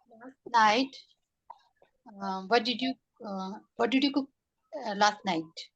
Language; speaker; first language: English; non-native, learner; Hindi